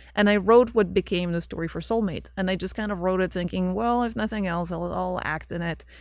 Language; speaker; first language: English; non-native, fluent; French